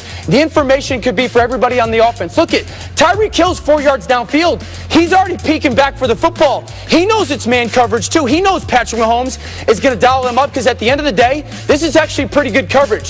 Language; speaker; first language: English; native; English